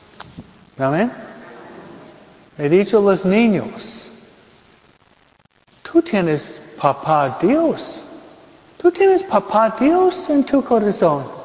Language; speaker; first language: Spanish; non-native, fluent; English